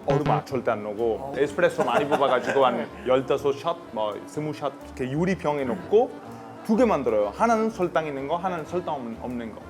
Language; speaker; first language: Korean; non-native, fluent; Italian